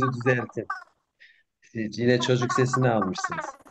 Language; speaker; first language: Turkish; non-native, learner; Persian